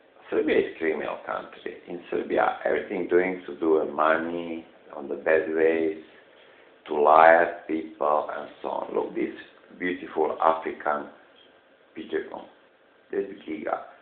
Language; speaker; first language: English; non-native, learner; Serbian